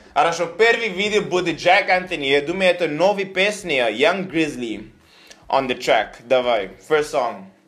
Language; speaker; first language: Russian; non-native, learner; English